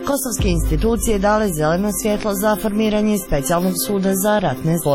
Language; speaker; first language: Croatian; native; Croatian